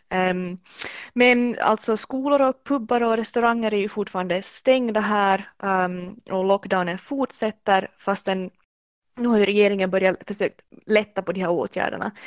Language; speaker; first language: Swedish; native; Swedish